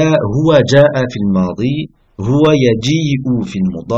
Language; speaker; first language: Arabic; non-native, fluent; French